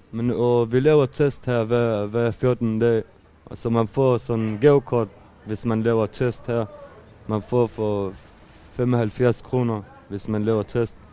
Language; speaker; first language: Danish; non-native, learner; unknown